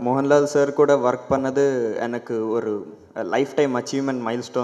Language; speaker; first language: Tamil; non-native, learner; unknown